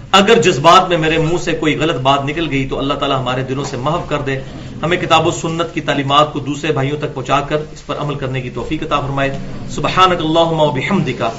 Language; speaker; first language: Urdu; non-native, local second language; Punjabi